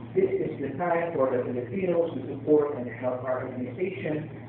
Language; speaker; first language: English; non-native, local second language; Filipino